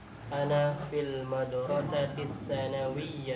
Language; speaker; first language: Arabic; non-native, learner; Indonesian